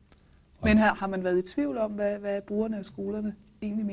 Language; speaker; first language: Danish; native; Danish